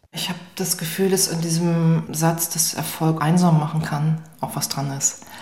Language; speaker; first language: German; native; German